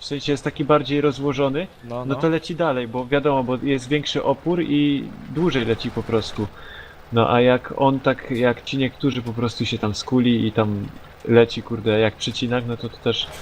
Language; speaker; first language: Polish; native; Polish